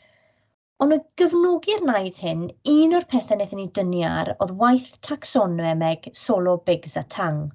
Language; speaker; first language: Welsh; native; Welsh